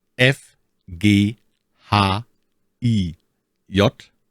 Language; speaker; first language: German; native; German